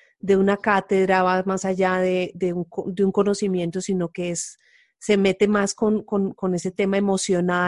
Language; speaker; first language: Spanish; native; Spanish